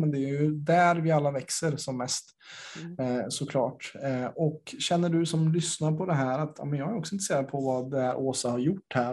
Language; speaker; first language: Swedish; native; Swedish